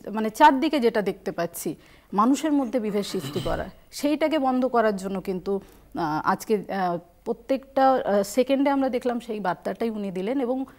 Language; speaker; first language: Bangla; non-native, local second language; Santali